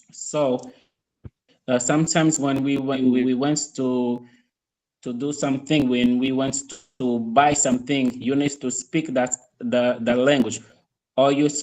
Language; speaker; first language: English; non-native, fluent; Portuguese